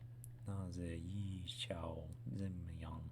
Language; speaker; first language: Chinese; non-native, learner; English